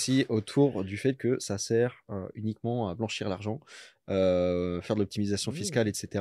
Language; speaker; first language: French; native; French